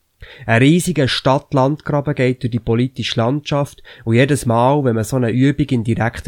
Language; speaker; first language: German; native; German